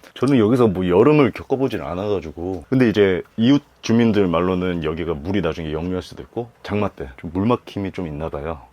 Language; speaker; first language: Korean; native; Korean